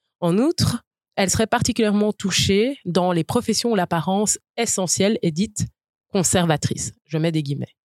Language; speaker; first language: French; native; French